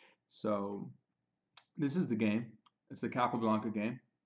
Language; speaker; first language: English; native; English